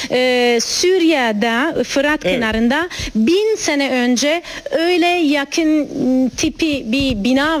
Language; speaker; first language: Turkish; non-native, learner; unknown